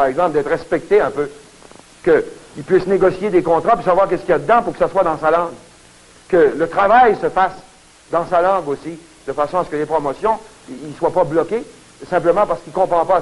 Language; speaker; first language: French; native; French